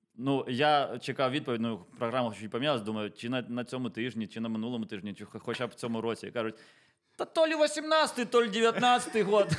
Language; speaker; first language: Ukrainian; native; Ukrainian